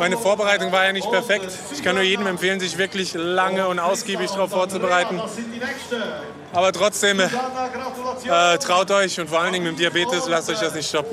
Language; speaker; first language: German; native; German